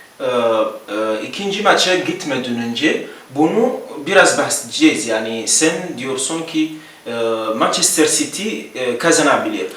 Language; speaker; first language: Turkish; non-native, learner; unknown